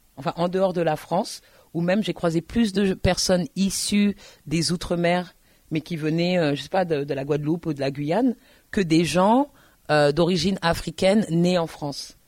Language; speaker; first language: French; native; French